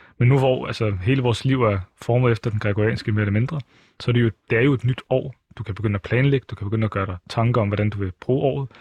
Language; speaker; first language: Danish; early bilingual, other home language; Arabic